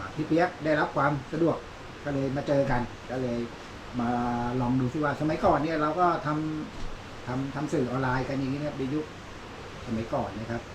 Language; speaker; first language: Thai; native; Thai